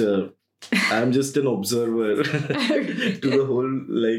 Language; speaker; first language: English; non-native, local second language; Bangla